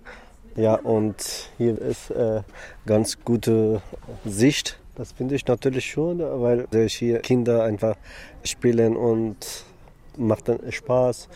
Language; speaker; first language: German; non-native, learner; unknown